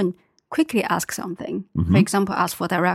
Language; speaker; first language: English; non-native, fluent; Chinese